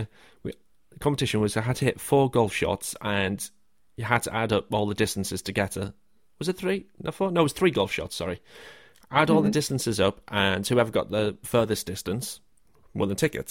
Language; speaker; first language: English; native; English